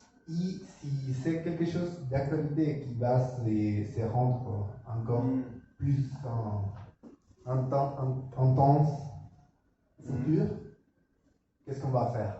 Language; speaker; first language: French; non-native, learner; Spanish